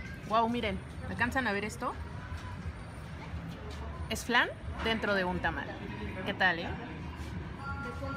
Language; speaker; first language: Spanish; native; Spanish